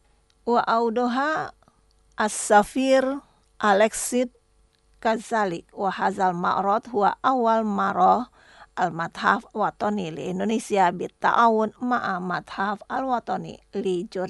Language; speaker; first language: Arabic; non-native, fluent; Indonesian